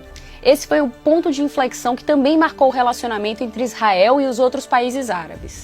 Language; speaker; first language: Portuguese; native; Portuguese